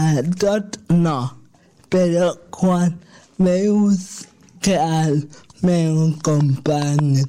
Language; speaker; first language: Catalan; non-native, local second language; Spanish